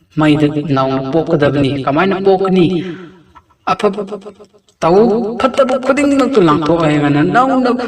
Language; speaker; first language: Manipuri; non-native, local second language; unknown